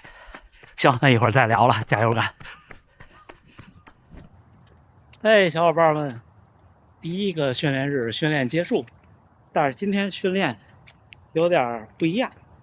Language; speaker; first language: Chinese; native; Chinese